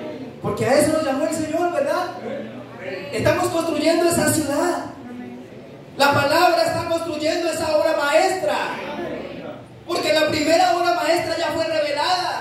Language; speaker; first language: Spanish; native; Spanish